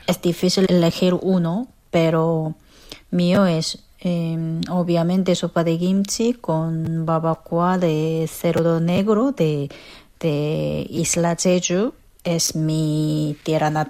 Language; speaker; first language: Spanish; non-native, fluent; Korean